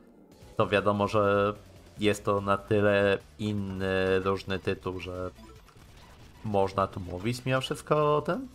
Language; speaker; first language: Polish; native; Polish